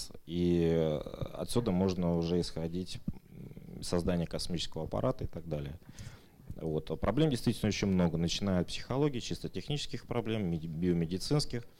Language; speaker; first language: Russian; native; Russian